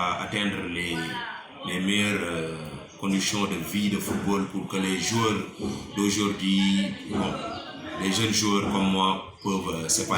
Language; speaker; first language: French; non-native, local second language; Wolof